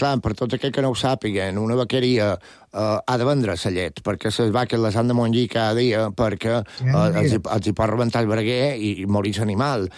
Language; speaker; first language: Catalan; native; Catalan